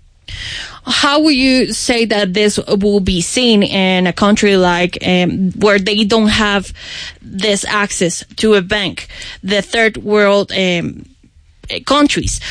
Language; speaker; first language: English; non-native, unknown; Spanish